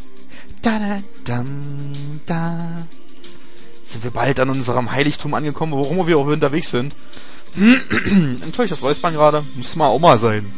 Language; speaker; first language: German; native; German